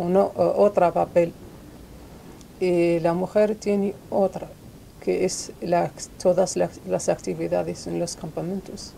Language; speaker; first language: Spanish; non-native, local second language; Arabic